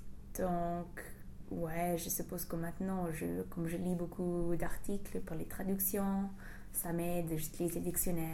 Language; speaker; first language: French; non-native, fluent; English